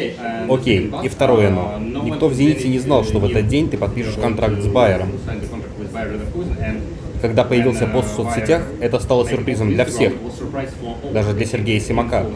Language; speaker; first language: Russian; native; Russian